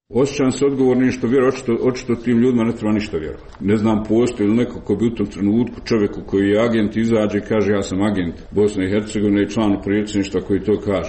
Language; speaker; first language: Serbian; native; Serbian